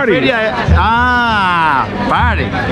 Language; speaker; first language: Spanish; native; Spanish